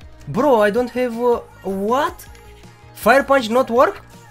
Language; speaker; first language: English; non-native, learner; Romanian